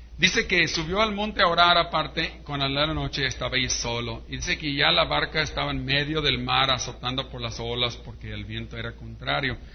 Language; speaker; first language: Spanish; early bilingual, heritage; Spanish